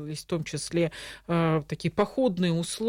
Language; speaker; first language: Russian; native; Russian